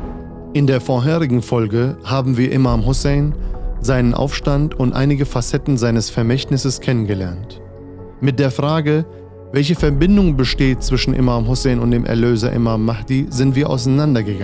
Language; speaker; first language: German; native; German